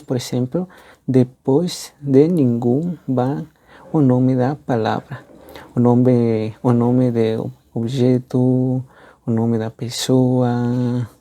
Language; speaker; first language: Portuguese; non-native, fluent; Spanish